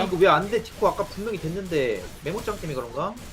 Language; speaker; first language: Korean; native; Korean